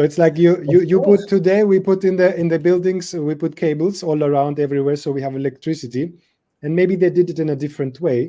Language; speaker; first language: English; non-native, fluent; Greek